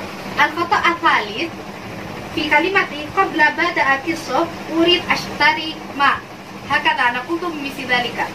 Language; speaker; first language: Arabic; non-native, learner; Malay